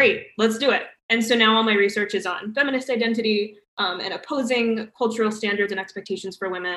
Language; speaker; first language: English; native; English